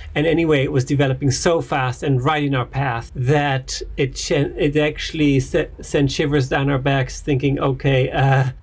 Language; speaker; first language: English; non-native, fluent; Dutch